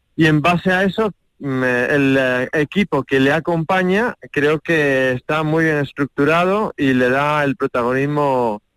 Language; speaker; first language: Spanish; non-native, fluent; French